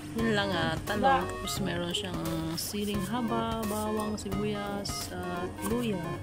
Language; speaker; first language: Filipino; non-native, local second language; Cebuano